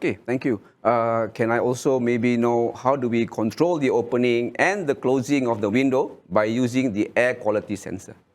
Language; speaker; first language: English; non-native, local second language; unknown